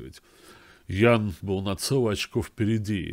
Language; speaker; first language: Russian; native; Russian